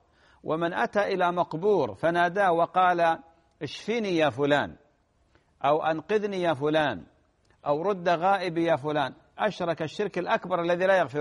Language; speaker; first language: Arabic; native; Arabic